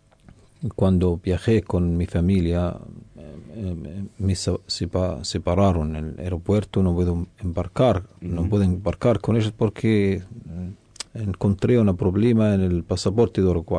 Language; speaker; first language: Spanish; non-native, local second language; Arabic